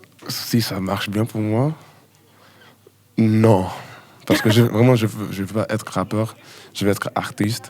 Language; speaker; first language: French; non-native, learner; English